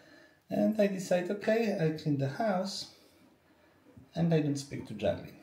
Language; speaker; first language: English; non-native, learner; Polish